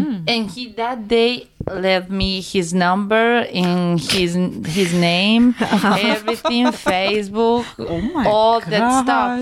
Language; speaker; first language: English; non-native, learner; Spanish